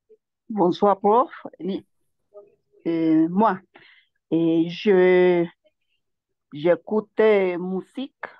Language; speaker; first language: French; non-native, learner; Spanish